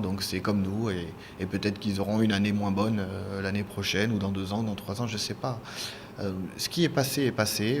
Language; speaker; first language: French; native; French